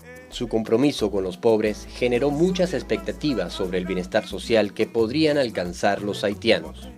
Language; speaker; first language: Spanish; native; Spanish